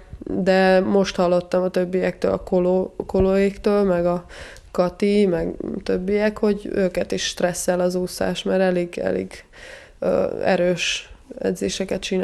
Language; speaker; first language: Hungarian; non-native, fluent; Serbian